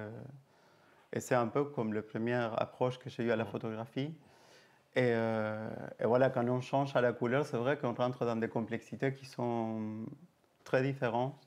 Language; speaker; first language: French; native; French